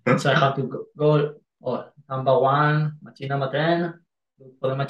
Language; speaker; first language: English; non-native, fluent; Spanish